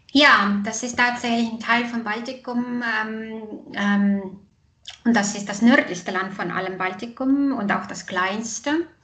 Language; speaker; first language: German; non-native, fluent; Estonian